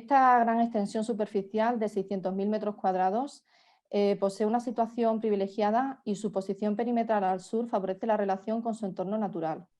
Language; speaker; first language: Spanish; native; Spanish